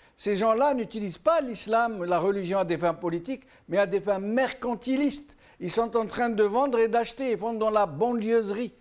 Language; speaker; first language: French; non-native, local second language; Arabic